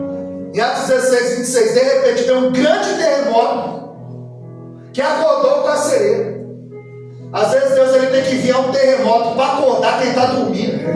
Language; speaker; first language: Portuguese; native; Portuguese